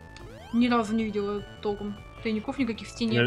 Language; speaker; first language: Russian; native; Russian